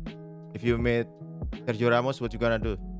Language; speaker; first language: English; non-native, fluent; Indonesian